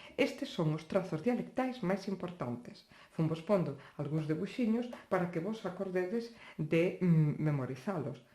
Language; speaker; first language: Galician; non-native, local second language; Spanish